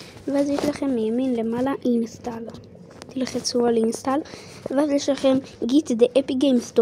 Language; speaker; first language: Hebrew; native; Hebrew